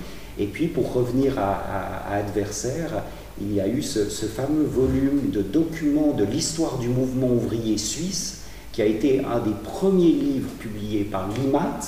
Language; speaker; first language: French; native; French